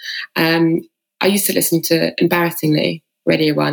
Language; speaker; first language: English; native; English